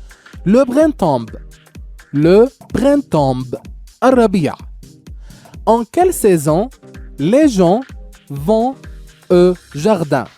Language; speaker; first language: French; non-native, fluent; Arabic